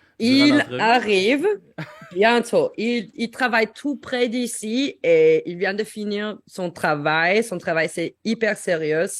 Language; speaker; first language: French; non-native, learner; English